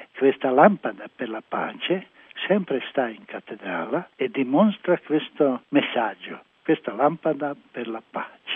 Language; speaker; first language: Italian; non-native, learner; Croatian